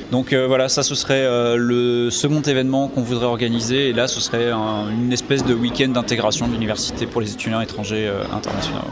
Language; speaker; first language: French; native; French